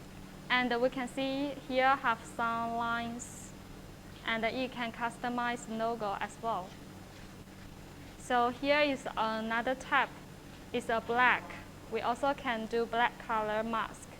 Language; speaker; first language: English; non-native, learner; Chinese